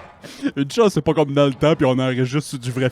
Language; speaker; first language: French; native; French